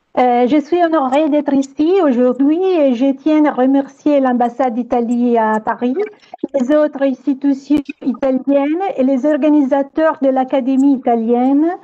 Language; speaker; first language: French; non-native, fluent; Italian